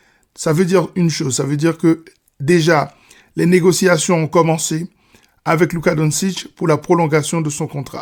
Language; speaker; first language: French; native; French